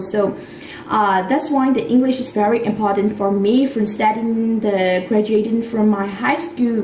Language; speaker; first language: English; non-native, fluent; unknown